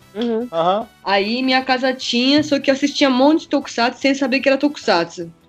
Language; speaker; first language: Portuguese; early bilingual, other home language; Japanese